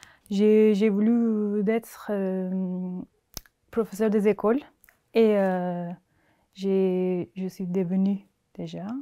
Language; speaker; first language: French; non-native, learner; Turkish